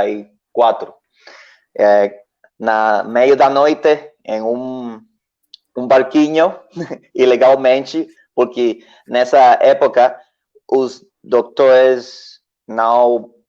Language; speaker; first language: Portuguese; non-native, learner; Spanish